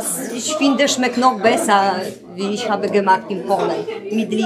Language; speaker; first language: German; non-native, learner; Polish